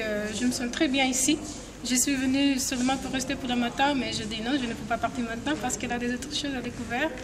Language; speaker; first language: French; non-native, fluent; Portuguese